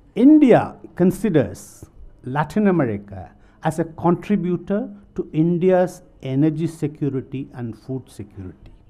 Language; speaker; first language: English; non-native, local second language; Tamil